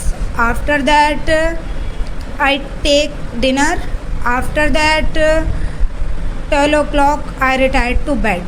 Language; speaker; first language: English; non-native, learner; Hindi